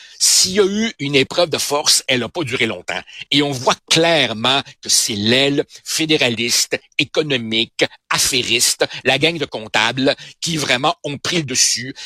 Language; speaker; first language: French; early bilingual, other home language; Spanish